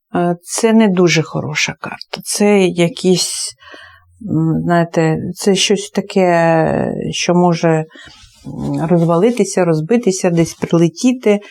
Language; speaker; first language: Ukrainian; non-native, local second language; Russian